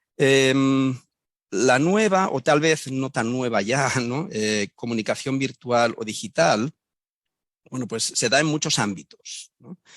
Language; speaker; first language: Spanish; native; Spanish